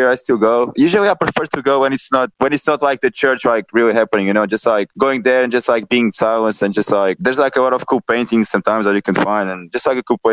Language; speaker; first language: English; non-native, fluent; Portuguese